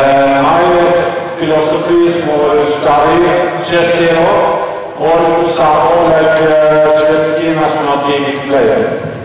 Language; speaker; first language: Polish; non-native, learner; Swedish